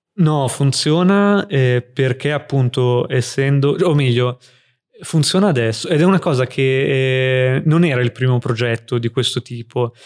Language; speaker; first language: Italian; native; Italian